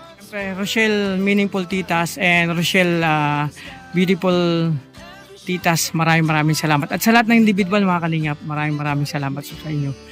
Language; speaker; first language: Filipino; non-native, local second language; Cebuano